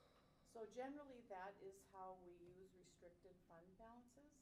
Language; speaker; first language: English; native; English